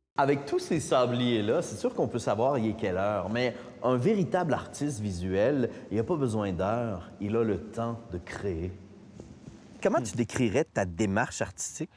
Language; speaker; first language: French; native; French